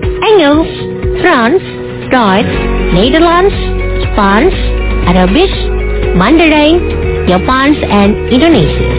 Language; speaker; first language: Dutch; non-native, fluent; Indonesian